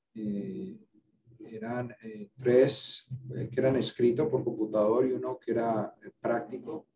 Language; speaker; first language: Spanish; native; Spanish